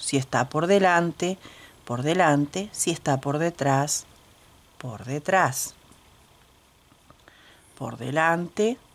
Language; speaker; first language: Spanish; native; Spanish